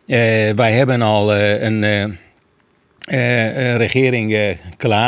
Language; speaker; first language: Dutch; non-native, fluent; Persian